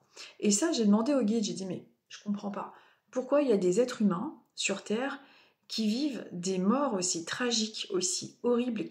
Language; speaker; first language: French; native; French